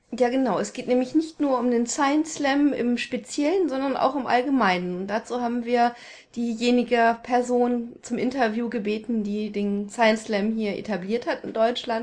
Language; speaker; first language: German; native; German